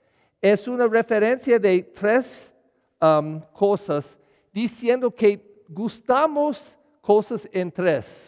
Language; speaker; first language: Spanish; non-native, learner; English